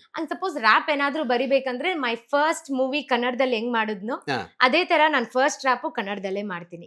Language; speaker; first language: Kannada; non-native, local second language; Malayalam